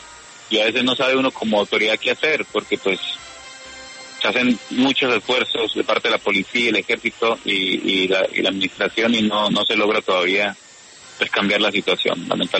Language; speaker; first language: Spanish; native; Spanish